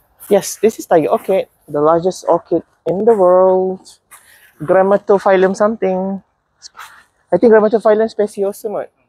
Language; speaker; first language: English; non-native, local second language; Malay